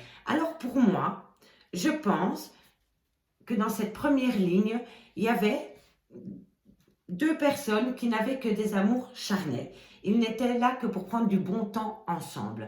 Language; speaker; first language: French; native; French